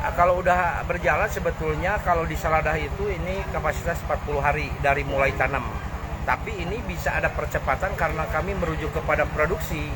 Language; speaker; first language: Indonesian; native; Indonesian